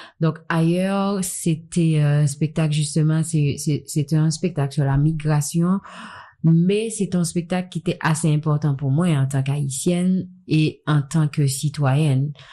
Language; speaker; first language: French; non-native, local second language; Haitian Creole